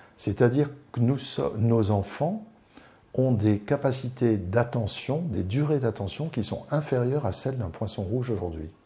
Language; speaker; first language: French; native; French